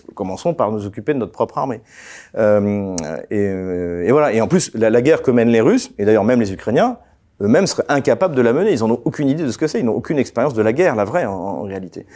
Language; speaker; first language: French; native; French